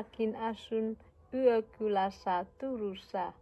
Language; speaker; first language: Finnish; non-native, learner; Vietnamese